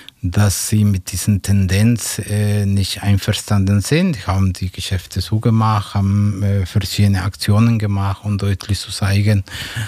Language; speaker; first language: German; non-native, fluent; Spanish